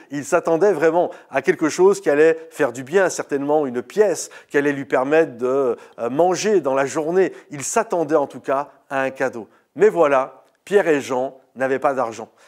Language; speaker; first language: French; native; French